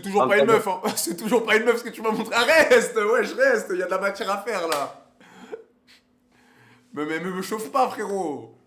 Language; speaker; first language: French; native; French